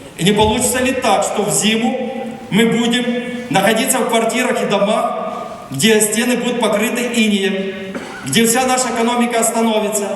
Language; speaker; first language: Russian; non-native, local second language; Ukrainian